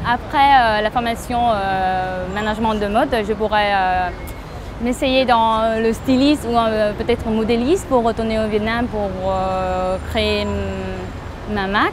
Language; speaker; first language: French; non-native, fluent; Vietnamese